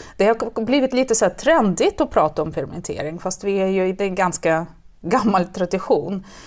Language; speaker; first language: Swedish; non-native, fluent; Russian